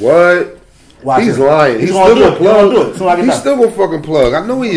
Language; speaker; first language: English; native; English